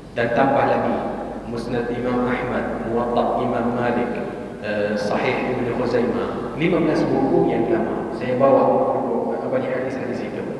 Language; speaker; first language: Malay; non-native, fluent; Arabic